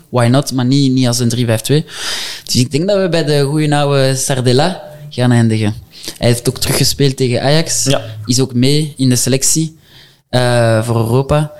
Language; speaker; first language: Dutch; native; Dutch